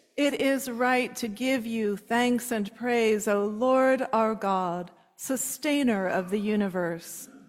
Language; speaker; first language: English; native; English